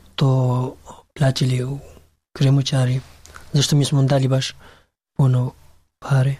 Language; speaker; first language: Serbian; non-native, learner; Pashto